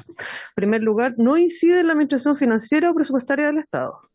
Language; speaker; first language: Spanish; native; Spanish